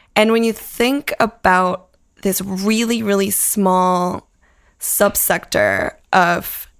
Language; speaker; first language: English; early bilingual, other home language; Spanish